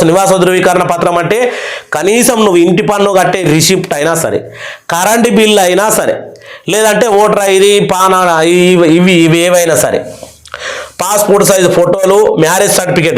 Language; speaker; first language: Telugu; native; Telugu